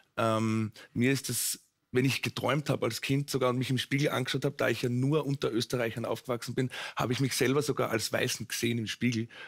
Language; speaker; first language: German; native; German